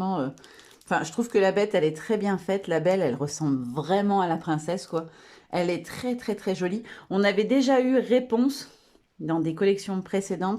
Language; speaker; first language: French; native; French